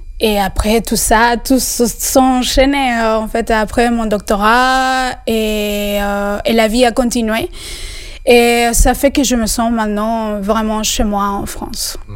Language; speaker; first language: French; non-native, fluent; Spanish